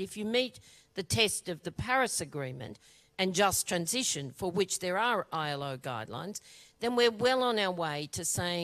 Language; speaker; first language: English; native; English